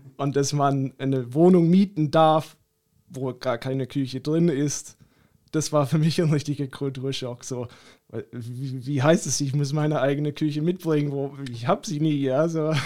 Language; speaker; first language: German; non-native, fluent; English